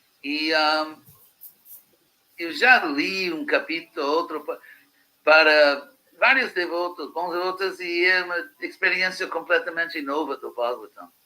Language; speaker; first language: Portuguese; non-native, fluent; English